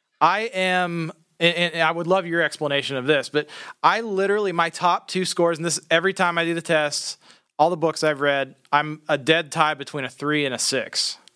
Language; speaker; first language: English; native; English